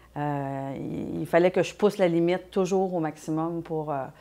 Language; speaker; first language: French; native; French